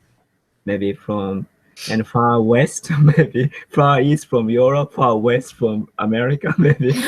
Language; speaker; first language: English; non-native, learner; Japanese